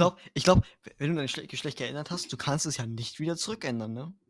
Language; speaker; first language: German; native; German